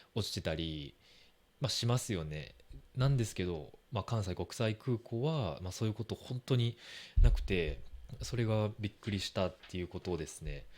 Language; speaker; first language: Japanese; native; Japanese